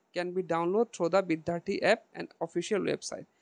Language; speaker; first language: English; non-native, local second language; Assamese